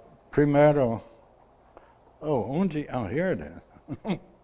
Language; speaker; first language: Portuguese; non-native, learner; English